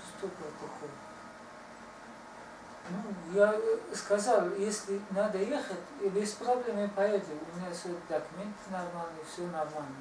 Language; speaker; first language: Russian; non-native, learner; Tajik